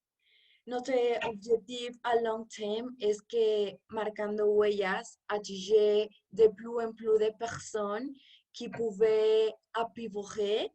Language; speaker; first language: French; non-native, learner; Spanish